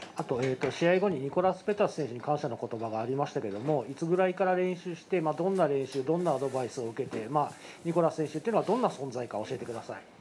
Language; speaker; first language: Japanese; native; Japanese